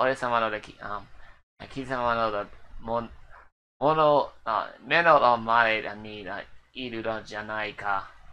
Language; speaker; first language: Japanese; non-native, learner; English